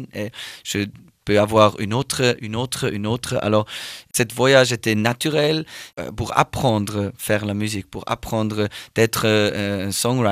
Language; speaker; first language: French; non-native, learner; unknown